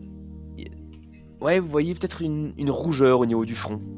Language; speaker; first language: French; native; French